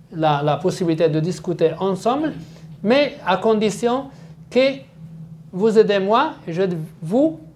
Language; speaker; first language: French; non-native, fluent; Arabic